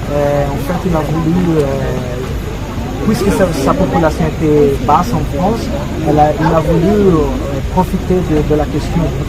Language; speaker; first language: French; non-native, fluent; Portuguese